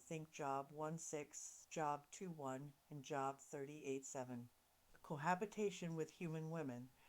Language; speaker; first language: English; native; English